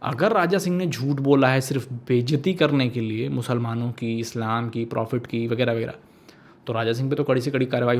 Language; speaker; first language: Hindi; native; Hindi